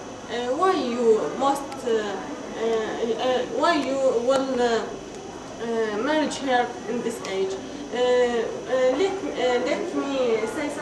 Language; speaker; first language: English; non-native, learner; Arabic